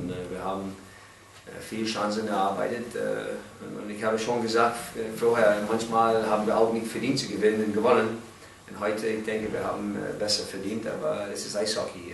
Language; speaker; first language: German; non-native, learner; English